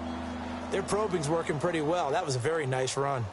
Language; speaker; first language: English; native; English